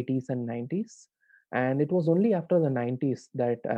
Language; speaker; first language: English; non-native, local second language; Tamil